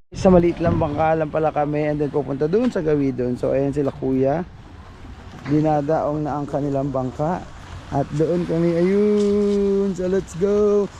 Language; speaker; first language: Filipino; native; Filipino